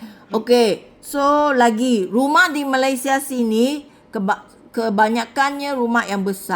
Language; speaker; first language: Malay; non-native, local second language; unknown